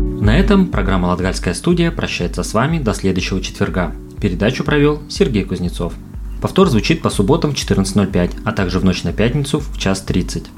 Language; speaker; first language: Russian; native; Russian